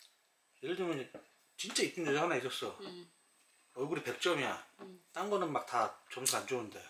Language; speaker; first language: Korean; native; Korean